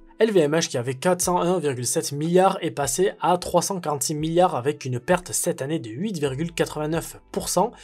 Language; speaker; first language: French; native; French